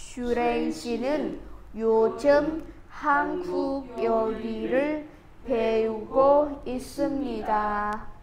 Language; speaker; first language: Korean; non-native, learner; Vietnamese